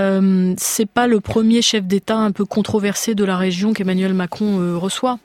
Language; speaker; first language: French; native; French